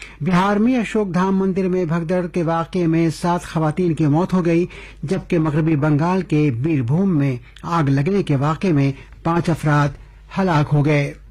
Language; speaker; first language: Urdu; native; Urdu